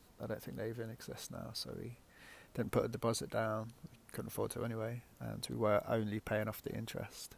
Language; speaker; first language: English; native; English